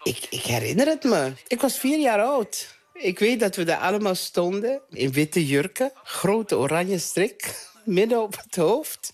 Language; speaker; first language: Dutch; non-native, local second language; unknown